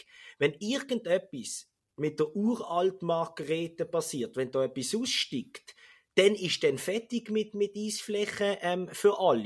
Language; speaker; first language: German; native; German